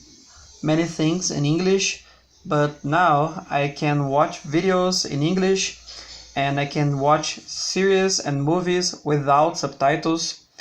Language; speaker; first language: English; non-native, learner; Portuguese